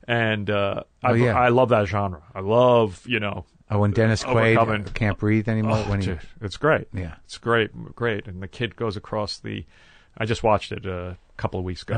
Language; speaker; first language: English; native; English